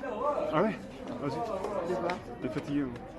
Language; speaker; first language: French; native; French